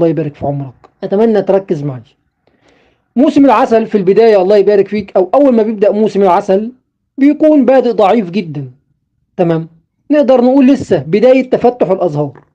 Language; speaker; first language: Arabic; native; Arabic